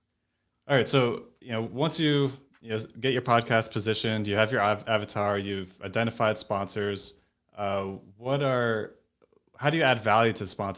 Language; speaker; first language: English; native; English